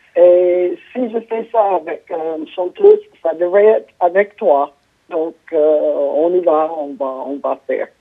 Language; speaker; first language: French; non-native, fluent; English